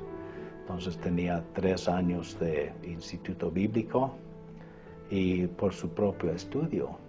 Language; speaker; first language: Spanish; non-native, fluent; English